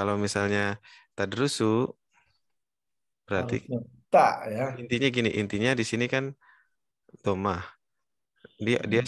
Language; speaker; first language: Indonesian; native; Indonesian